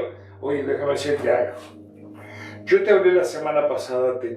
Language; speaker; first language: Spanish; native; Spanish